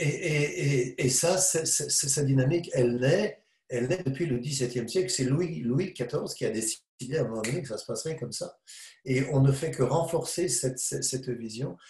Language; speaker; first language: French; native; French